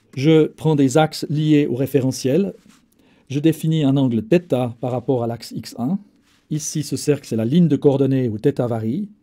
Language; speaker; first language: French; native; French